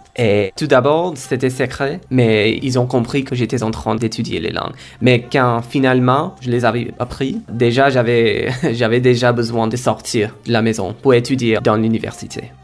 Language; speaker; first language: French; non-native, fluent; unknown